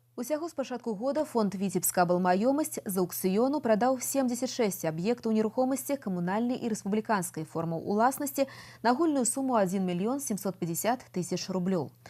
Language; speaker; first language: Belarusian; non-native, local second language; Russian